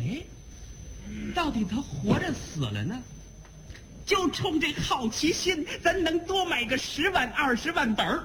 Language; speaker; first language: Chinese; native; Chinese